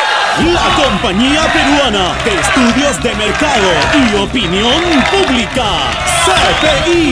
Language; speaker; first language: Spanish; native; Spanish